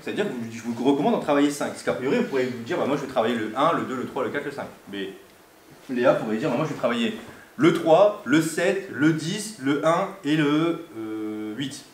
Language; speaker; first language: French; native; French